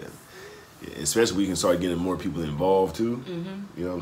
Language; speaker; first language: English; native; English